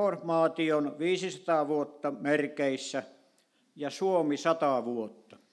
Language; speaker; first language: Finnish; native; Finnish